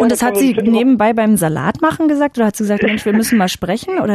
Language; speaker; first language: German; native; German